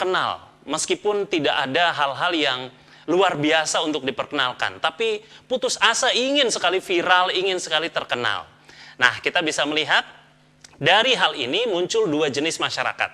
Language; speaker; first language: Indonesian; native; Indonesian